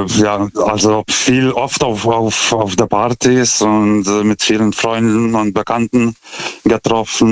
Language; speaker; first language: German; non-native, fluent; Lithuanian